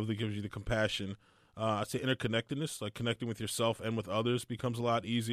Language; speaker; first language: English; native; English